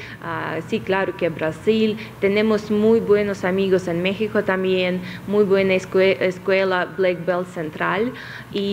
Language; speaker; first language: Spanish; non-native, fluent; Russian